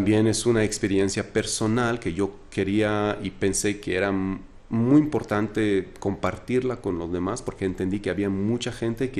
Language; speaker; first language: Spanish; non-native, fluent; Arabic